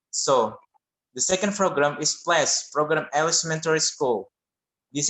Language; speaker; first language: English; non-native, learner; Indonesian